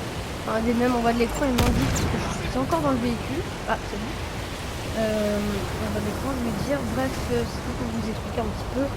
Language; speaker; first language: French; native; French